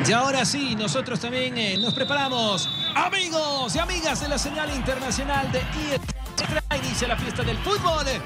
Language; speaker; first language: Spanish; native; Spanish